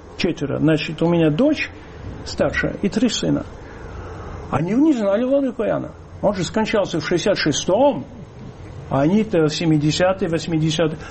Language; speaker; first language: Russian; early bilingual, heritage; Russian